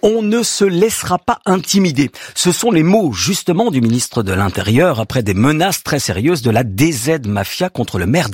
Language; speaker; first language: French; native; French